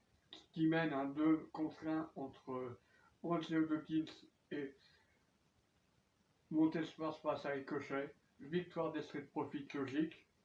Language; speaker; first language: French; native; French